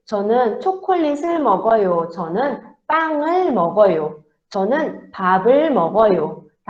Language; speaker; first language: Korean; non-native, fluent; Portuguese